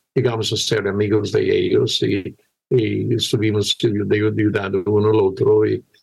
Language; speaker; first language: Spanish; non-native, fluent; English